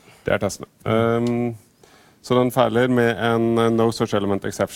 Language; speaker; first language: Norwegian; native; Norwegian